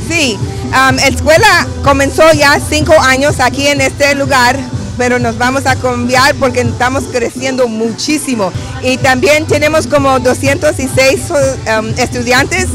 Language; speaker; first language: Spanish; early bilingual, heritage; Spanish